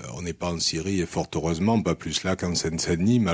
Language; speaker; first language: French; native; French